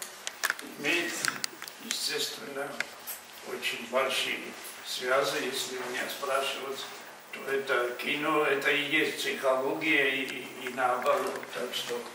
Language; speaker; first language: Russian; non-native, fluent; Georgian